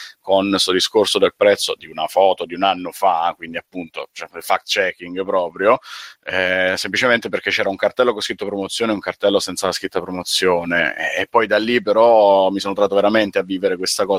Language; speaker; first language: Italian; native; Italian